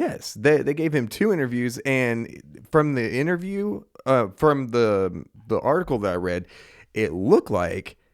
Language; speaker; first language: English; native; English